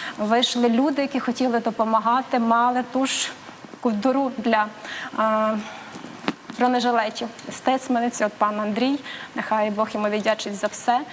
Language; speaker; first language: Ukrainian; native; Ukrainian